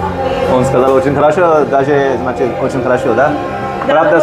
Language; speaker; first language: Russian; non-native, learner; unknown